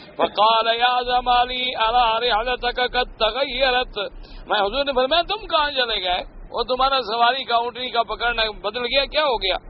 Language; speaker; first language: Urdu; native; Urdu